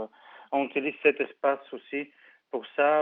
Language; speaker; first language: French; non-native, fluent; Bulgarian